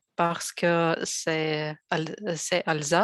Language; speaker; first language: French; non-native, learner; Russian